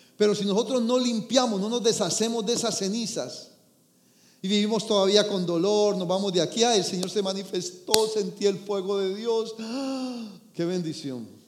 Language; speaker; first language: Spanish; native; Spanish